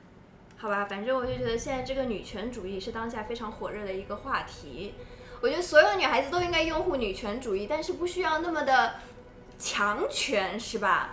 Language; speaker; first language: Chinese; native; Chinese